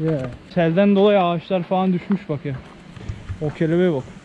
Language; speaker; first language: Turkish; native; Turkish